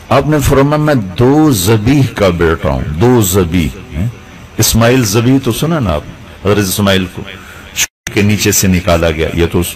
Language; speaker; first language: Urdu; non-native, local second language; Punjabi